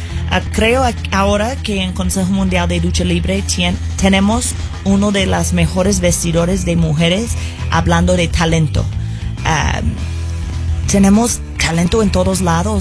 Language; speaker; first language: Spanish; non-native, fluent; English